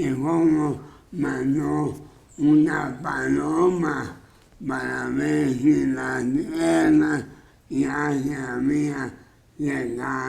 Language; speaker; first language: Spanish; non-native, fluent; English